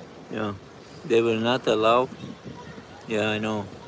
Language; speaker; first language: English; non-native, fluent; Romanian